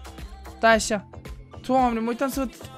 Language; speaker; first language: Romanian; native; Romanian